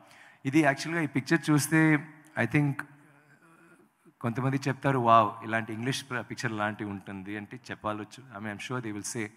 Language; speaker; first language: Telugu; non-native, local second language; Tamil